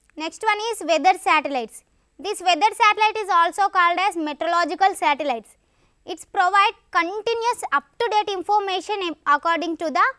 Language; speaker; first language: English; non-native, local second language; Telugu